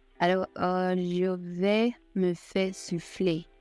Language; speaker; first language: French; non-native, learner; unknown